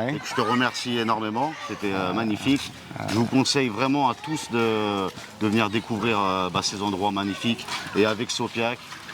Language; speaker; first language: French; native; French